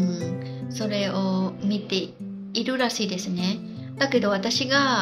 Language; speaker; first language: Japanese; non-native, fluent; Khmer